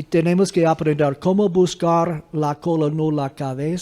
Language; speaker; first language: Spanish; non-native, fluent; English